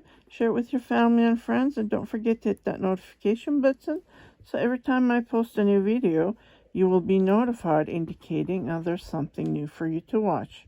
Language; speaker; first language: English; non-native, fluent; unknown